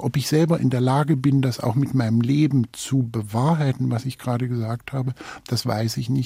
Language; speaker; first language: German; native; German